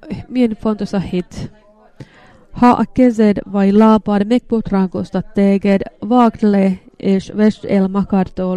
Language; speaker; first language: Hungarian; non-native, learner; Finnish